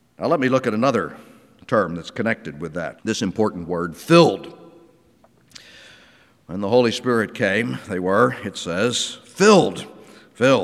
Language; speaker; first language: English; native; English